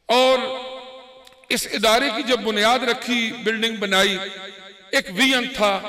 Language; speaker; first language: Urdu; native; Urdu